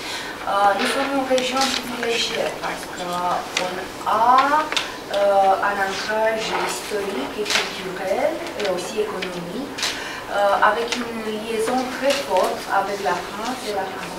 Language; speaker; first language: French; non-native, fluent; Romanian